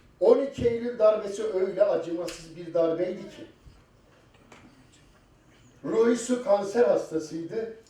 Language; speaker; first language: Turkish; native; Turkish